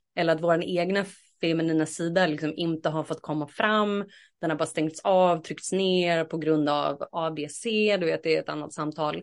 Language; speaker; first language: Swedish; native; Swedish